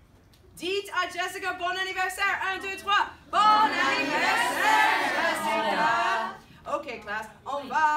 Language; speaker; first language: French; non-native, fluent; English